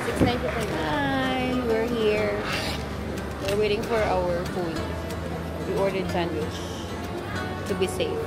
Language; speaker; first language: English; non-native, local second language; Filipino